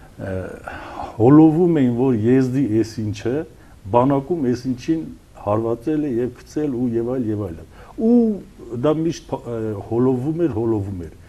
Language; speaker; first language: Armenian; non-native, local second language; Kurdish